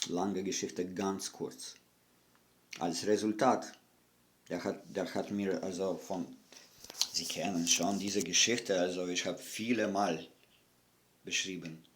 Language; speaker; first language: German; non-native, fluent; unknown